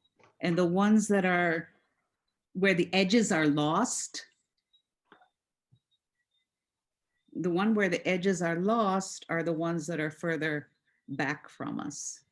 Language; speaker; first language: English; native; English